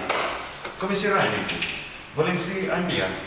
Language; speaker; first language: German; non-native, learner; Spanish